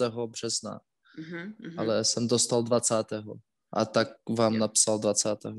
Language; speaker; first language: Czech; non-native, learner; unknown